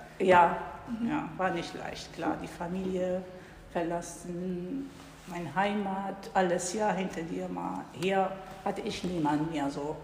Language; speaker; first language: German; non-native, learner; Arabic